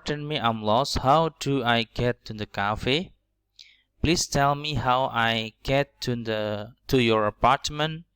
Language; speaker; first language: English; non-native, learner; Indonesian